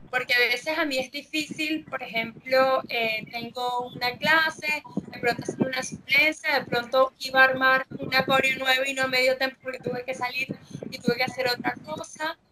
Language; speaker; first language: Spanish; native; Spanish